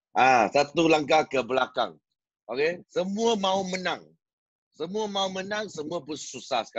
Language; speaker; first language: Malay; non-native, local second language; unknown